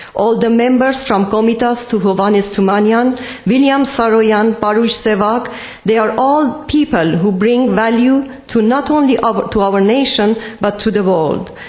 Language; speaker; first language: English; non-native, fluent; Persian